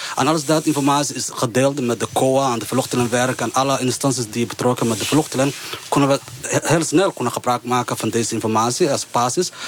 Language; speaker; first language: Dutch; non-native, fluent; Somali